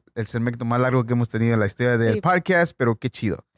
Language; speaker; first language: Spanish; native; Spanish